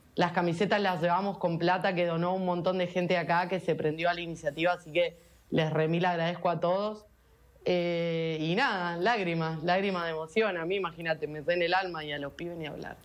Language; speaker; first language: Spanish; native; Spanish